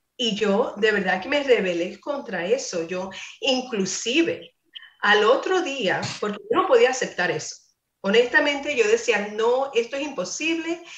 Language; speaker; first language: Spanish; non-native, fluent; English